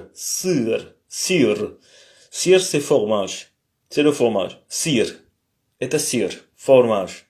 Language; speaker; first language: French; native; French